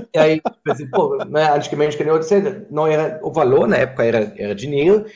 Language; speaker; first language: Portuguese; non-native, fluent; German